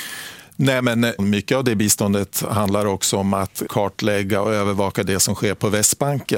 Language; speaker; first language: Swedish; native; Swedish